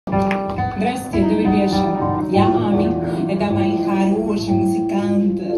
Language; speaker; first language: Russian; non-native, learner; Spanish